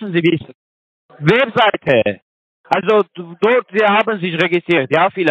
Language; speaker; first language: German; non-native, learner; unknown